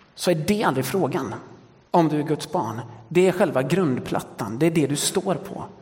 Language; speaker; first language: Swedish; early bilingual, other home language; Danish